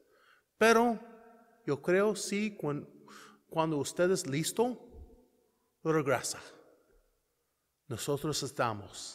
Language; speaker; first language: Spanish; non-native, learner; English